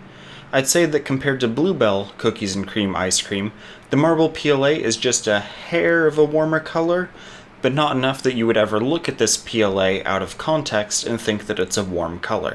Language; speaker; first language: English; native; English